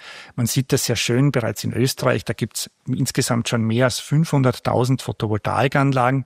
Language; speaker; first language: German; native; German